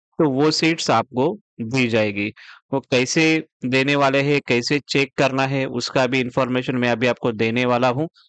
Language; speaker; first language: Hindi; non-native, local second language; Marathi